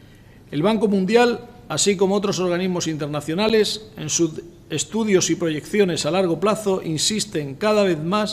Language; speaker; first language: Spanish; native; Spanish